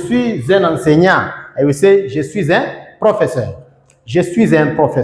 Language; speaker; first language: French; non-native, fluent; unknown